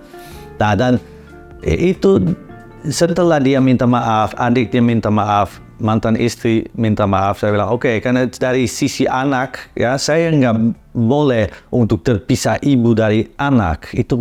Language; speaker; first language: Indonesian; non-native, learner; Dutch